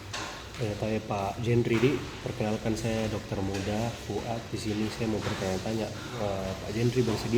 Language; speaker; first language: Indonesian; native; Indonesian